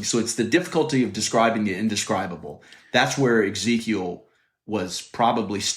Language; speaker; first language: English; native; English